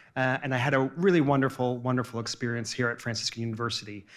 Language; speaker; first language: English; native; English